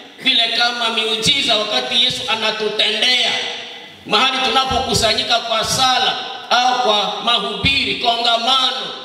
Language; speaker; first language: Swahili; non-native, local second language; Nande